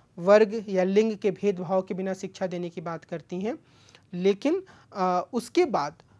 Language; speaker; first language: Hindi; native; Hindi